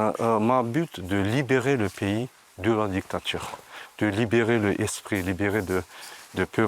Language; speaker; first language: French; non-native, fluent; Turkmen